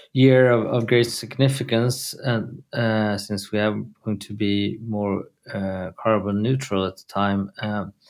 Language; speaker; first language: English; non-native, fluent; Swedish